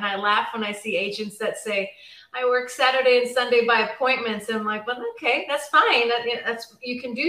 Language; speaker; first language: English; native; English